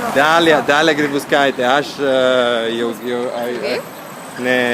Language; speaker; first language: Lithuanian; non-native, learner; Italian